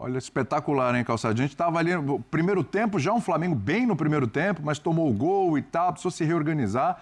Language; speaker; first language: Portuguese; native; Portuguese